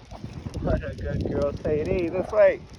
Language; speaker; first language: English; native; English